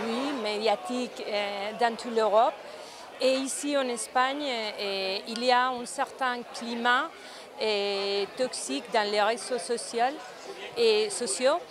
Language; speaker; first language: French; non-native, fluent; Spanish